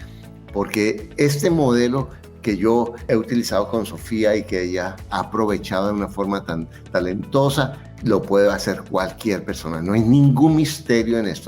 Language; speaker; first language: Spanish; native; Spanish